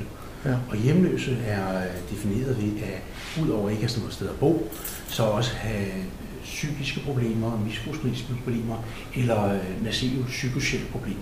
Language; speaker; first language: Danish; native; Danish